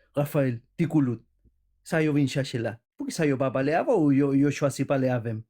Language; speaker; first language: Haitian Creole; non-native, fluent; Spanish